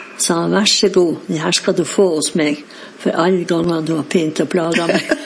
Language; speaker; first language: Norwegian; native; Norwegian